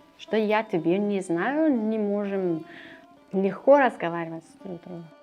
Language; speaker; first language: Russian; non-native, learner; Persian